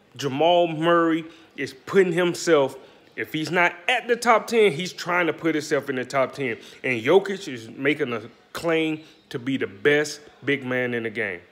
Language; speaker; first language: English; native; English